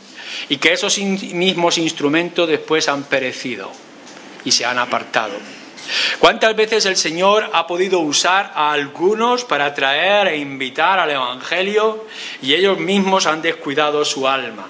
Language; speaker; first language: Spanish; native; Spanish